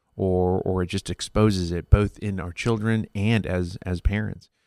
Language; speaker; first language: English; early bilingual, other home language; Spanish